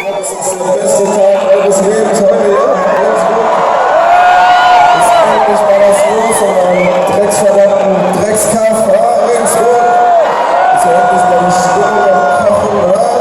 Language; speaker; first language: German; native; German